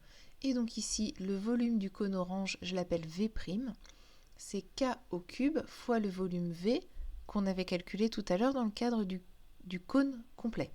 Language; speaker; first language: French; native; French